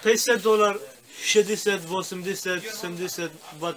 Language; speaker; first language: Russian; non-native, learner; Turkish